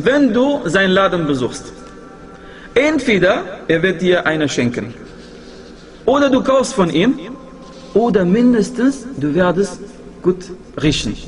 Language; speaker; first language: German; non-native, fluent; Arabic